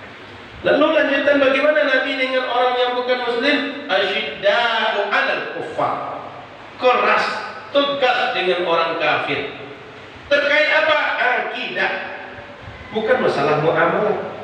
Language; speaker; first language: Indonesian; non-native, local second language; Malay